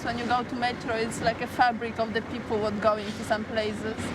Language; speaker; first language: English; non-native, learner; Polish